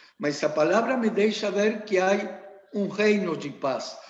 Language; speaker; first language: Portuguese; non-native, learner; Spanish